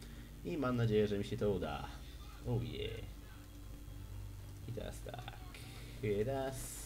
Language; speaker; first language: Polish; native; Polish